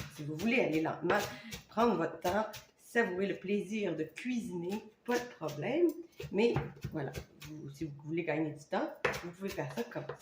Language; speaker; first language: French; native; French